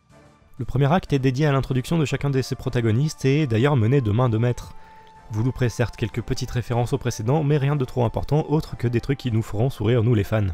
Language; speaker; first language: French; native; French